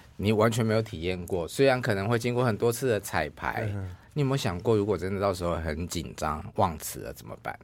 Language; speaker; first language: Chinese; native; Chinese